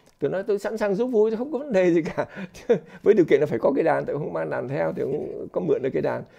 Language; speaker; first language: Vietnamese; native; Vietnamese